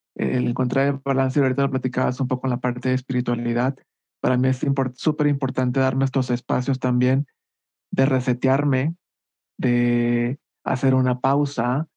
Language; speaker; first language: Spanish; native; Spanish